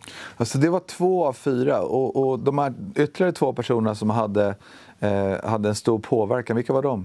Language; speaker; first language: Swedish; native; Swedish